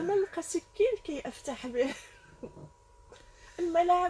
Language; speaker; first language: Arabic; native; Arabic